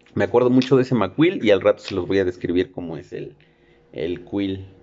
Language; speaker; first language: Spanish; native; Spanish